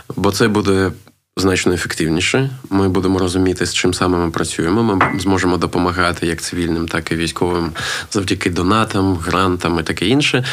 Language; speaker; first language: Ukrainian; non-native, local second language; Russian